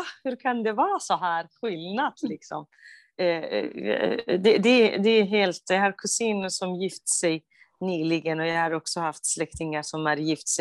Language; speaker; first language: Swedish; non-native, fluent; Kurdish